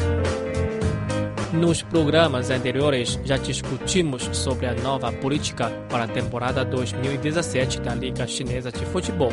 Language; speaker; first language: Portuguese; non-native, fluent; Chinese